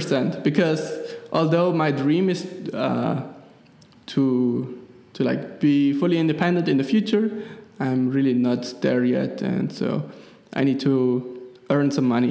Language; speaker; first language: English; non-native, fluent; German